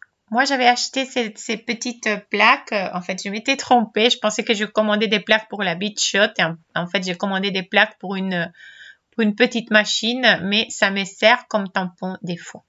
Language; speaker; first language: French; non-native, fluent; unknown